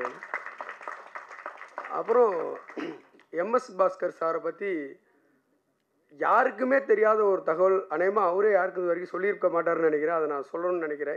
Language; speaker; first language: Tamil; native; Tamil